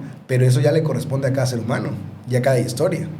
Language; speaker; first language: Spanish; native; Spanish